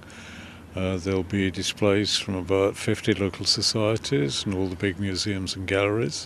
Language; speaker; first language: English; native; English